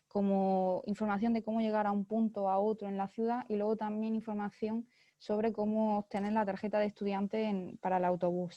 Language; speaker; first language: Spanish; native; Spanish